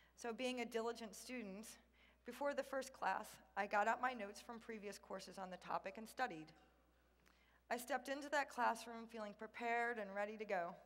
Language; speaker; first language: English; native; English